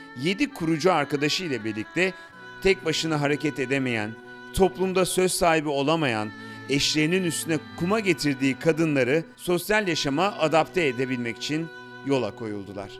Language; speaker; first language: Turkish; native; Turkish